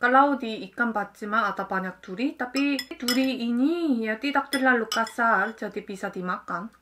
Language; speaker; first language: Indonesian; non-native, fluent; Korean